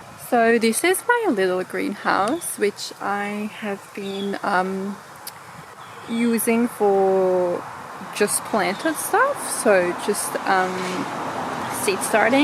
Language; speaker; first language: English; non-native, fluent; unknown